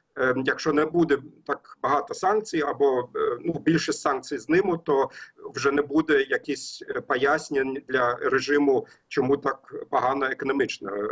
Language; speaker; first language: Ukrainian; non-native, learner; German